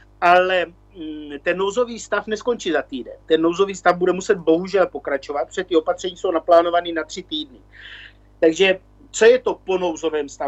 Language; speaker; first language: Czech; native; Czech